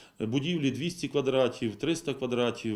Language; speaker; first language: Ukrainian; native; Ukrainian